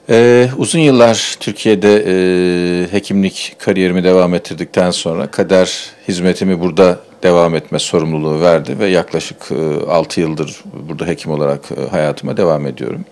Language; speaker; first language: Turkish; native; Turkish